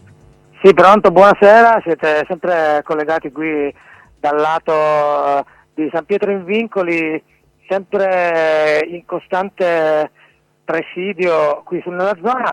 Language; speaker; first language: Italian; native; Italian